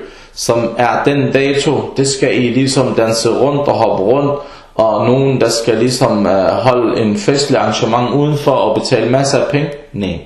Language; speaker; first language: Danish; early bilingual, other home language; Arabic